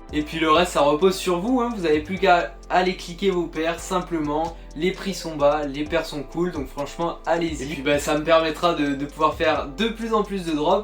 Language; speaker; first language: French; native; French